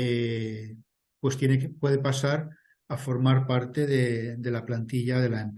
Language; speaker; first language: Spanish; native; Spanish